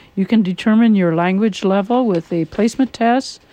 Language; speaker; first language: English; native; English